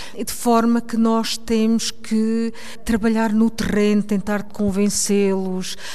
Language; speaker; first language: Portuguese; early bilingual, heritage; Portuguese